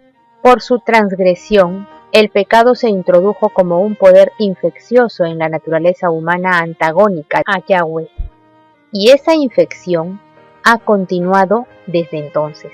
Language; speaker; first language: Spanish; native; Spanish